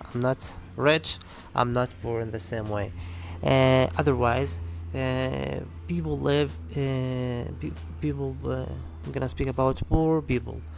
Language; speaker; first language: English; non-native, learner; Arabic